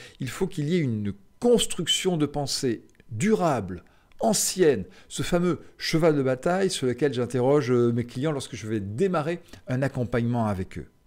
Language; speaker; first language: French; native; French